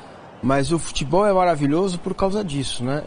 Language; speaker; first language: Portuguese; native; Portuguese